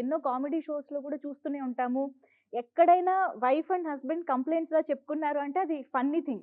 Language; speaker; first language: Telugu; native; Telugu